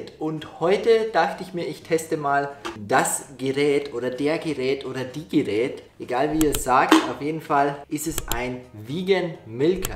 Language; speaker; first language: German; native; German